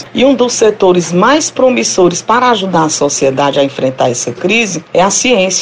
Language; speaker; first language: Portuguese; native; Portuguese